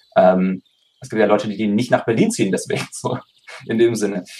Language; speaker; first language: German; native; German